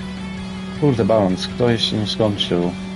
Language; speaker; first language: Polish; early bilingual, heritage; Polish